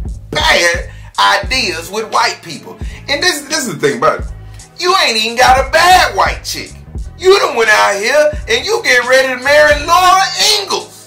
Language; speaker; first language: English; native; English